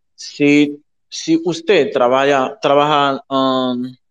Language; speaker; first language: Spanish; non-native, learner; Haitian Creole